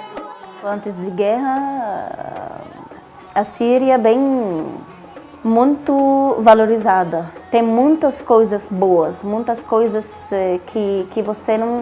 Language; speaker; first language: Portuguese; non-native, fluent; Arabic